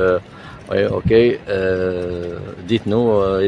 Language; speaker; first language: French; non-native, fluent; Arabic